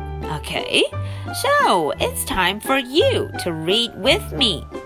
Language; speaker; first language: English; non-native, fluent; Chinese